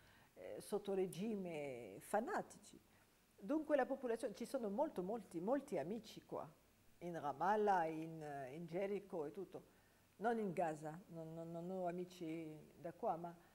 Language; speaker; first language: Italian; non-native, fluent; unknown